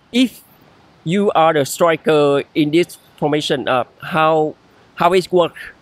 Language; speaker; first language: English; non-native, learner; Vietnamese